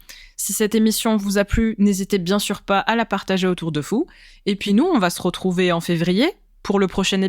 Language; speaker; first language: French; native; French